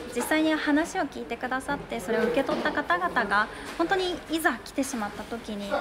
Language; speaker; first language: Japanese; native; Japanese